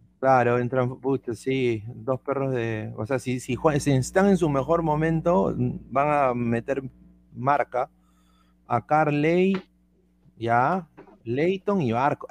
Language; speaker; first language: Spanish; native; Spanish